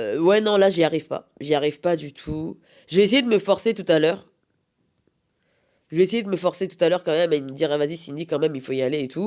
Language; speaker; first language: French; native; French